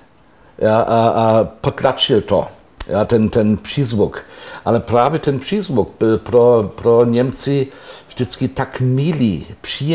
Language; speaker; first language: Czech; non-native, fluent; German